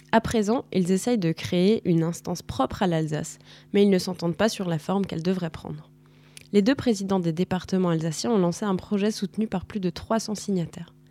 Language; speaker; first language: French; native; French